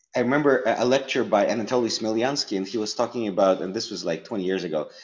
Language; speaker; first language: English; early bilingual, other home language; Russian